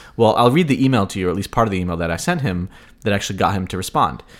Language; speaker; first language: English; early bilingual, other home language; Russian